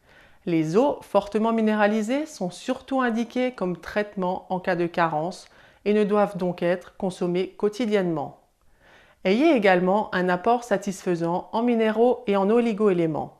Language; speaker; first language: French; native; French